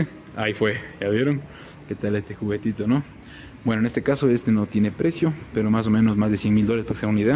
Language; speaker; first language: Spanish; native; Spanish